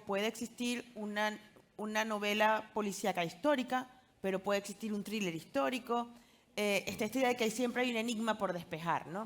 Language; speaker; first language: Spanish; native; Spanish